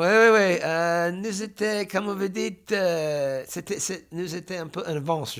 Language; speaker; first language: French; non-native, fluent; English